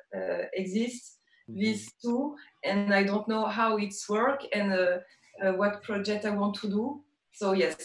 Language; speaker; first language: English; non-native, learner; French